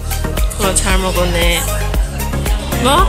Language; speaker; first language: Korean; non-native, learner; Chinese